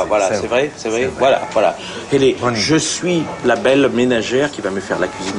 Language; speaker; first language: French; native; French